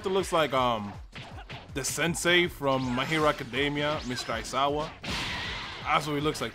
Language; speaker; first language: English; native; English